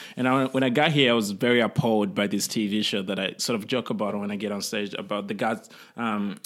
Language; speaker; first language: English; non-native, local second language; Kinyarwanda